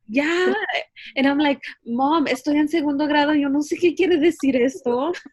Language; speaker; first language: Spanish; early bilingual, heritage; Spanish